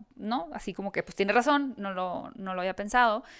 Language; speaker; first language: Spanish; native; Spanish